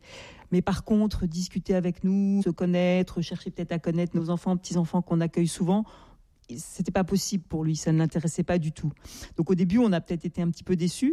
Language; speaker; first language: French; native; French